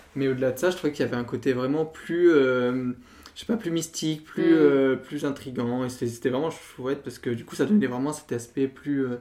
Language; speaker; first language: French; native; French